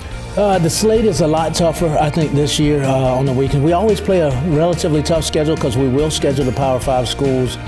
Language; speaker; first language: English; native; English